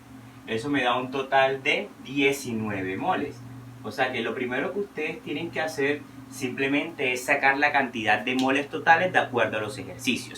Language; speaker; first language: Spanish; native; Spanish